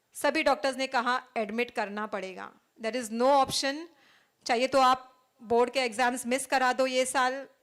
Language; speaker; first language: Hindi; non-native, local second language; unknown